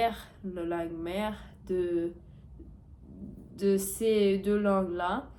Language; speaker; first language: French; non-native, learner; Portuguese